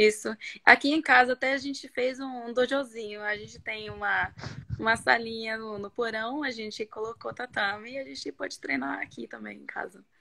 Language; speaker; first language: Portuguese; non-native, fluent; Norwegian